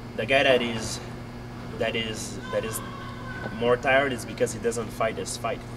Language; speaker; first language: English; non-native, fluent; French